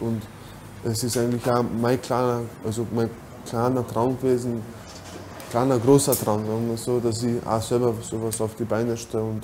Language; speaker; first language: German; early bilingual, other home language; Bosnian